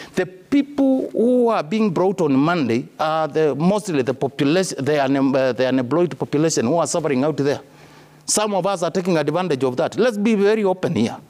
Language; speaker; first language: English; non-native, local second language; Kamba